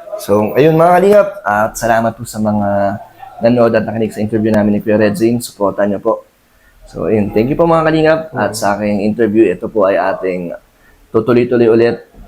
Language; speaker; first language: Filipino; native; Filipino